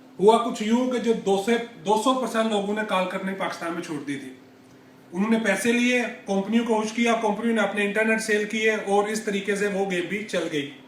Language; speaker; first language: Urdu; non-native, local second language; Punjabi